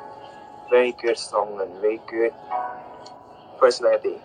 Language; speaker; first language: English; non-native, learner; Thai